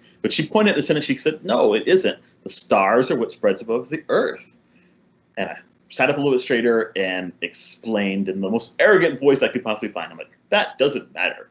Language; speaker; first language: English; early bilingual, other home language; Spanish